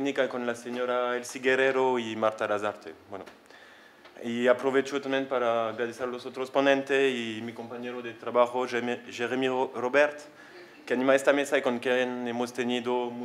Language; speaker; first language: Spanish; non-native, fluent; French